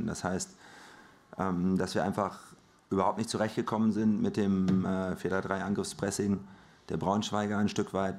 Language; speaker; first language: German; native; German